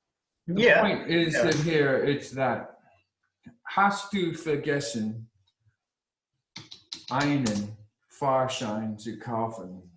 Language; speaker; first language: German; non-native, fluent; English